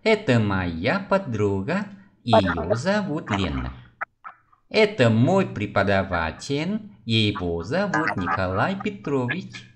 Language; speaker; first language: Russian; non-native, fluent; Vietnamese